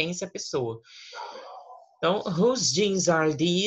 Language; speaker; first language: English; non-native, fluent; Portuguese